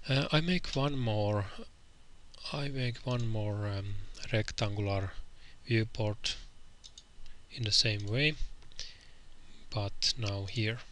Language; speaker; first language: English; non-native, fluent; Finnish